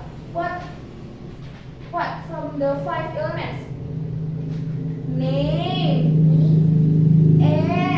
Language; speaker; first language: English; non-native, fluent; Indonesian